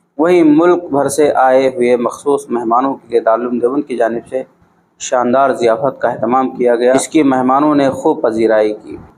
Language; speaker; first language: Urdu; native; Urdu